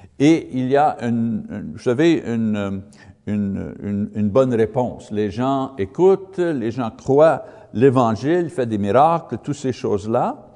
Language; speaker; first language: French; non-native, learner; English